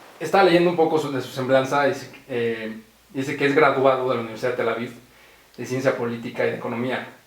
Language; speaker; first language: Spanish; native; Spanish